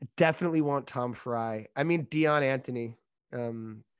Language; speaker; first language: English; native; English